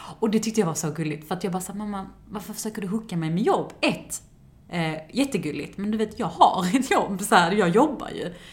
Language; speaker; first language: Swedish; early bilingual, other home language; Persian